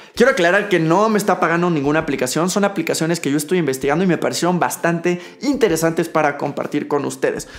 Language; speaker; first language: Spanish; native; Spanish